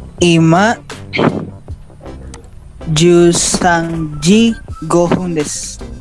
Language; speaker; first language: Japanese; non-native, learner; Indonesian